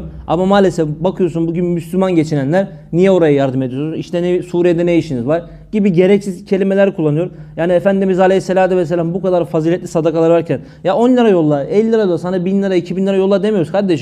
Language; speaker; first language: Turkish; native; Turkish